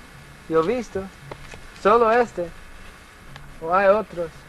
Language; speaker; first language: Spanish; non-native, learner; English